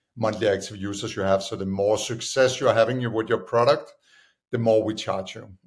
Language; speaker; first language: English; non-native, fluent; Danish